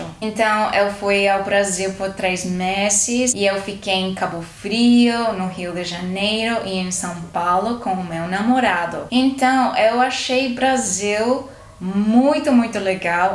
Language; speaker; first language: Portuguese; non-native, learner; English